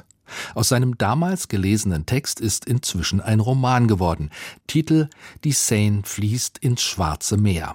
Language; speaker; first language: German; native; German